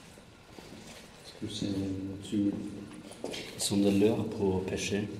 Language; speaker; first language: French; non-native, fluent; English